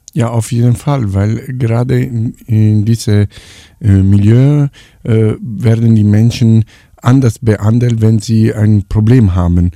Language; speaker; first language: German; non-native, fluent; Italian